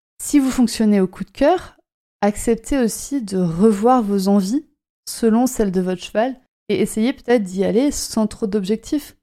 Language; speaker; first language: French; native; French